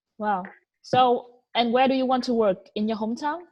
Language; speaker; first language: English; non-native, fluent; Vietnamese